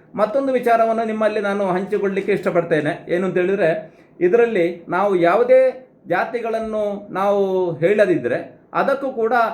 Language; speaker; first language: Kannada; non-native, local second language; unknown